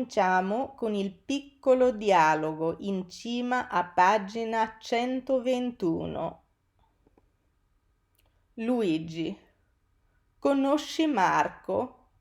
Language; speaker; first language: Italian; non-native, fluent; English